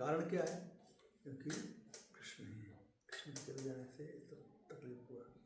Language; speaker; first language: Hindi; native; Hindi